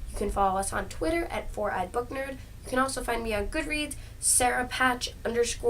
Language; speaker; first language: English; native; English